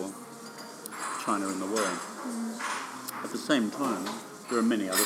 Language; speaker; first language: English; native; English